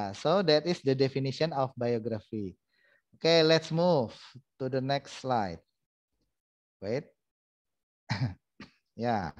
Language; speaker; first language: English; non-native, fluent; Indonesian